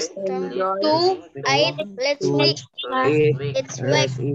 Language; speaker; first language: English; non-native, learner; Indonesian